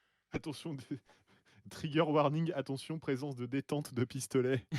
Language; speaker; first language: French; native; French